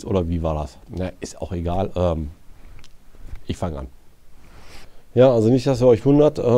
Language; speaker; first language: German; native; German